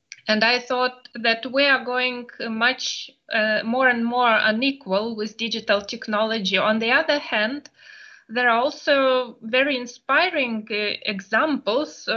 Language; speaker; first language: English; non-native, fluent; Lithuanian